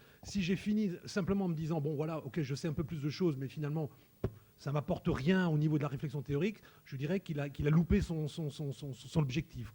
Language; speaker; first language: French; native; French